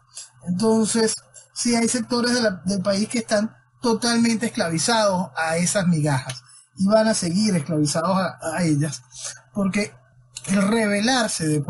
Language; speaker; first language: Spanish; native; Spanish